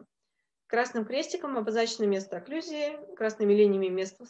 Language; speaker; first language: Russian; native; Russian